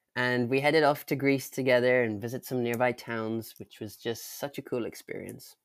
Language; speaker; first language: English; native; English